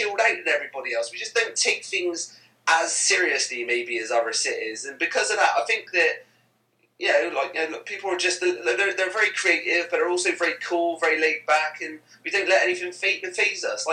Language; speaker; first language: English; native; English